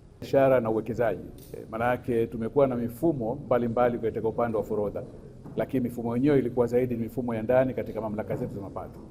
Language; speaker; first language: Swahili; native; Swahili